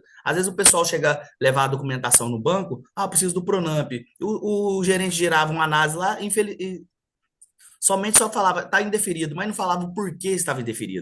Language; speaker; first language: Portuguese; native; Portuguese